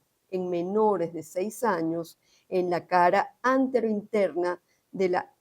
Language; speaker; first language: Spanish; native; Spanish